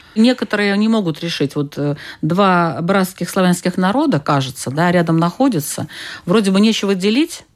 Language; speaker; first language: Russian; native; Russian